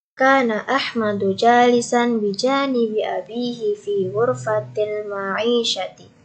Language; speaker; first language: Arabic; non-native, learner; Indonesian